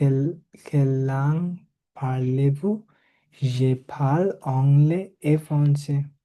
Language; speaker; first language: French; non-native, learner; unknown